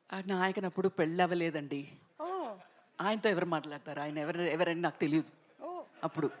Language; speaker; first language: Telugu; non-native, local second language; Tamil